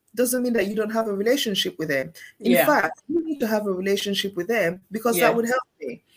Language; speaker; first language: English; non-native, local second language; Krio